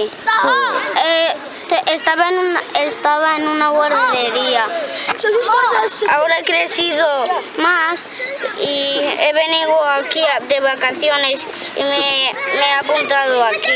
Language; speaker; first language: Spanish; early bilingual, other home language; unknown